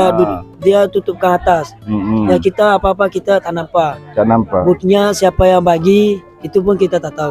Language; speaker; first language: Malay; non-native, learner; Rohingya